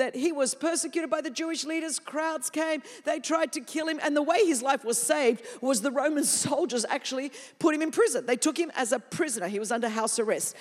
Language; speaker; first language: English; non-native, fluent; Greek